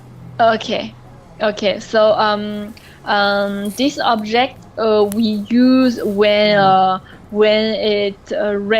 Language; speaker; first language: English; non-native, learner; French